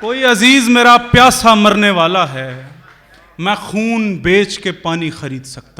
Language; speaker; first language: Hindi; native; Hindi